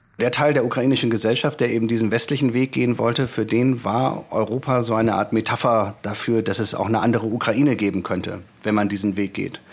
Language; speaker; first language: German; native; German